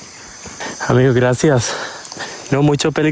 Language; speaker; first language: Spanish; non-native, learner; Malayalam